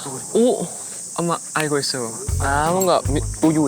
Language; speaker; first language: Korean; non-native, learner; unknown